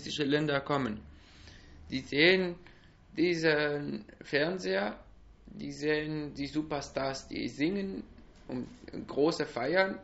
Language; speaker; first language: German; non-native, learner; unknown